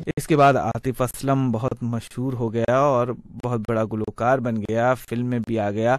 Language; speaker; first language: Urdu; native; Urdu